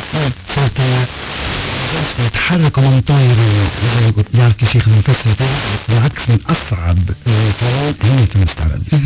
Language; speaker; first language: Arabic; native; Arabic